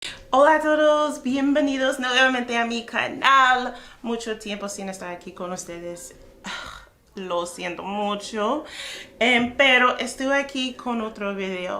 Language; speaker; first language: Spanish; non-native, fluent; English